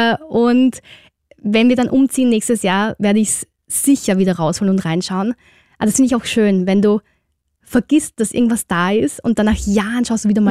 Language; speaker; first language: German; native; German